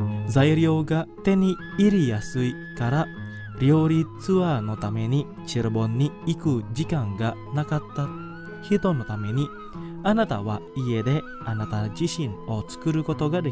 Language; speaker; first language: Japanese; non-native, fluent; Indonesian